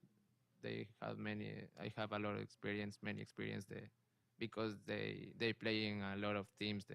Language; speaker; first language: English; non-native, learner; Spanish